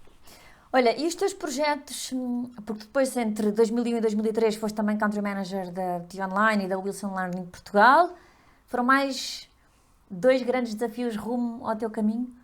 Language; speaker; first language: Portuguese; native; Portuguese